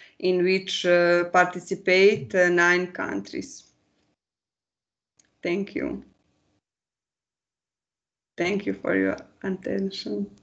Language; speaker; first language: English; non-native, learner; Croatian